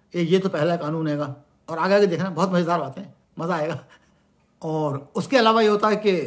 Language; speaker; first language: Hindi; native; Hindi